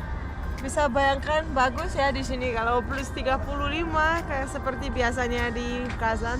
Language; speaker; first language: Indonesian; non-native, fluent; Russian